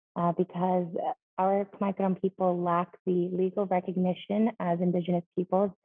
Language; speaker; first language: English; native; English